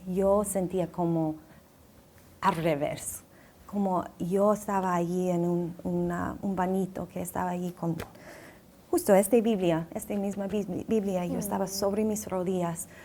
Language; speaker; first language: Spanish; non-native, fluent; English